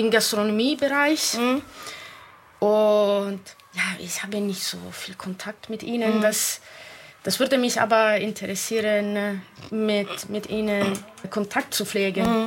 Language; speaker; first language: German; non-native, fluent; Italian